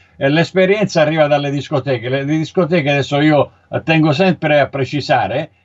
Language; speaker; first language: Italian; native; Italian